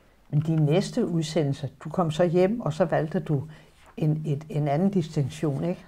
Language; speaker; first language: Danish; native; Danish